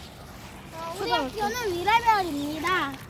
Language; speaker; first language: Korean; early bilingual, other home language; French